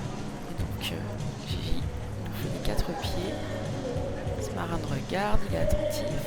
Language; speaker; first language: French; native; French